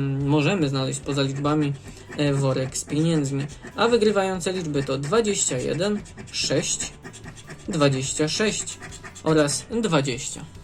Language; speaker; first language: Polish; native; Polish